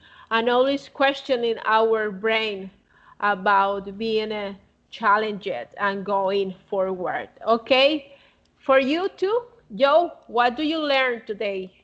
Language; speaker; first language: English; non-native, fluent; Spanish